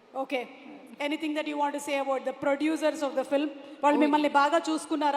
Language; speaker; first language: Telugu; native; Telugu